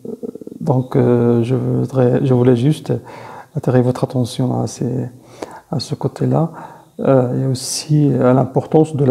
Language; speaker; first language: French; non-native, fluent; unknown